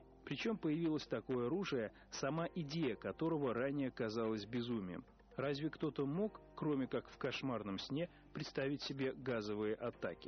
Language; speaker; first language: Russian; native; Russian